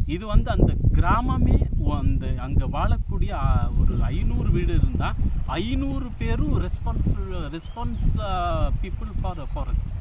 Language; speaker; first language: Tamil; non-native, local second language; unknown